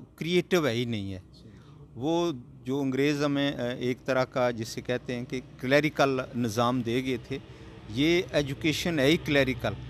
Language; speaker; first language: Urdu; non-native, local second language; Pahari-Potwari